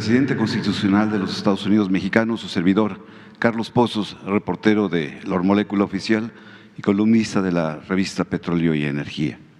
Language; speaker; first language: Spanish; native; Spanish